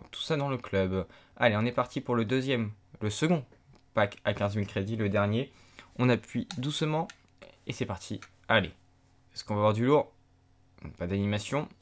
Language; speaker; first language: French; native; French